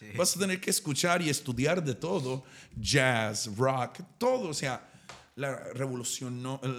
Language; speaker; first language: Spanish; early bilingual, heritage; Spanish